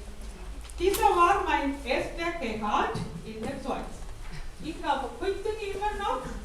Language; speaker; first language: German; non-native, fluent; Tamil